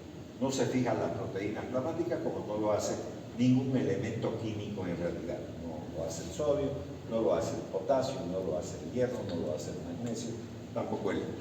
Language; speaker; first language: Spanish; native; Spanish